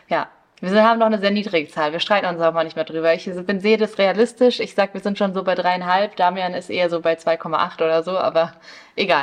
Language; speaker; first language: German; early bilingual, other home language; Spanish